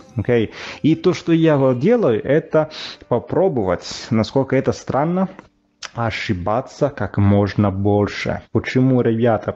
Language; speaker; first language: Russian; non-native, fluent; Italian